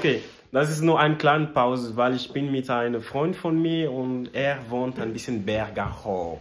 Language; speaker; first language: German; non-native, learner; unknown